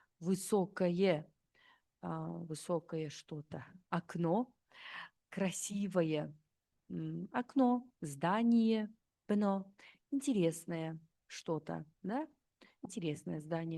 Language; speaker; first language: Russian; non-native, fluent; Uzbek